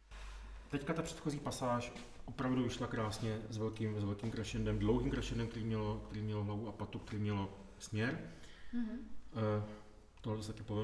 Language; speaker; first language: Czech; native; Czech